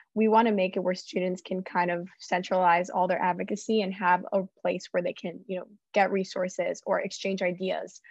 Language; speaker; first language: English; native; English